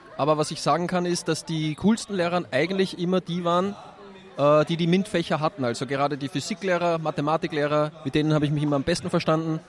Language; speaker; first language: German; native; German